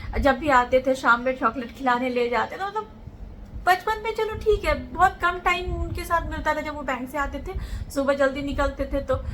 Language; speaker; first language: Hindi; native; Hindi